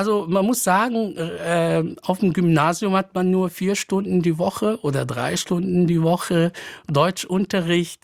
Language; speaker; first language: German; non-native, fluent; Arabic